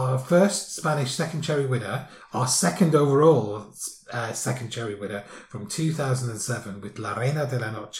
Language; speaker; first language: English; native; English